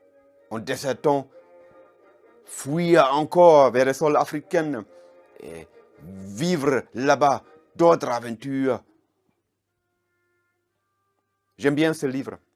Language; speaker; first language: French; non-native, fluent; German